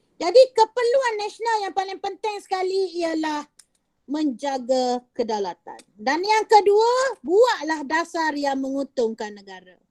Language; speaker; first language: Malay; native; Malay